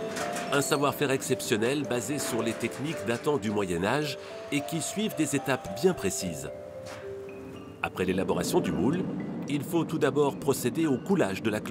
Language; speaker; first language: French; native; French